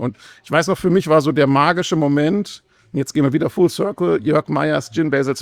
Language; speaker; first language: German; native; German